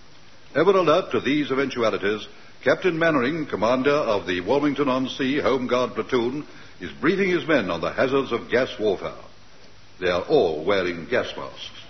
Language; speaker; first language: English; native; English